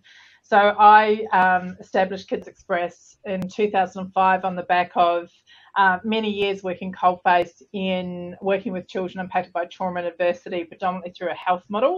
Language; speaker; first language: English; native; English